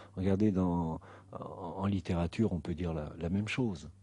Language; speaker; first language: French; non-native, fluent; Spanish